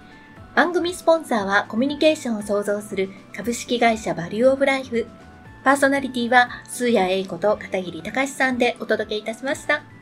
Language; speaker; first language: Japanese; native; Japanese